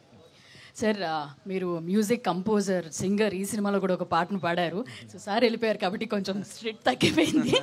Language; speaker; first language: Telugu; native; Telugu